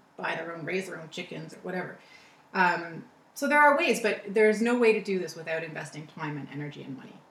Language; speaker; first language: English; native; English